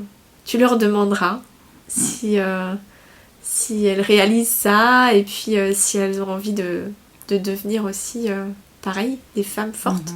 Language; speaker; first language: French; native; French